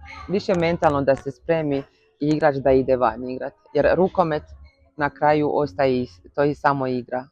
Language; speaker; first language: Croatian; early bilingual, heritage; Croatian